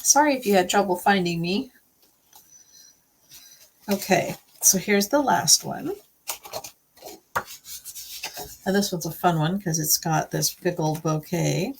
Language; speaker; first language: English; native; English